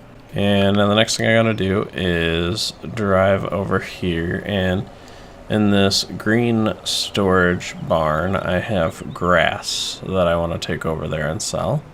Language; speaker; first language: English; native; English